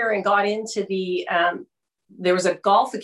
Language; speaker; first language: English; native; English